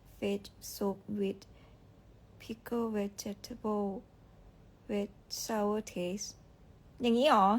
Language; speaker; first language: English; non-native, learner; Thai